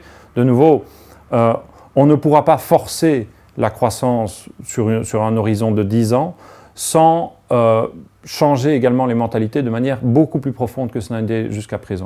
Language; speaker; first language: French; native; French